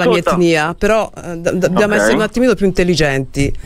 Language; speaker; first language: Italian; non-native, fluent; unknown